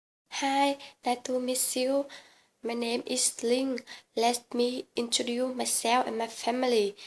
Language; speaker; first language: English; non-native, learner; Vietnamese